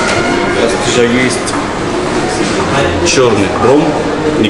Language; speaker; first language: Russian; non-native, learner; Arabic